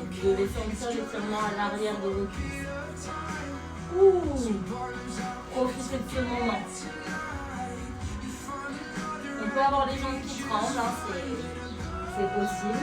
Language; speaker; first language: French; native; French